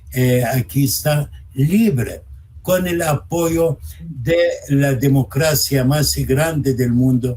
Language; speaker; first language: Spanish; non-native, fluent; Arabic